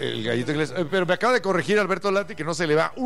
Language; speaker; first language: Spanish; native; Spanish